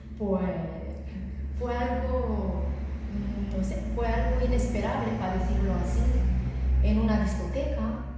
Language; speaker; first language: Spanish; non-native, fluent; Romanian